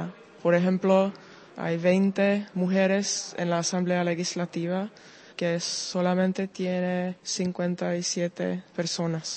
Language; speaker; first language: Spanish; non-native, fluent; Czech